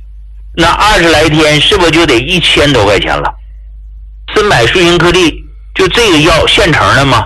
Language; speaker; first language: Chinese; native; Chinese